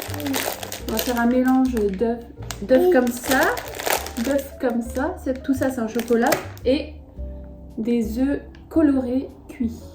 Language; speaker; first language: French; native; French